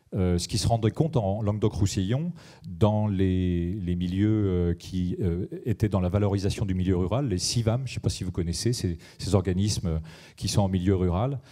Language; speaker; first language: French; native; French